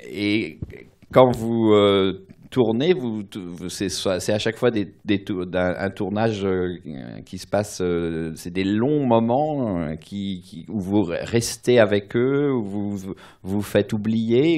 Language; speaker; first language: French; native; French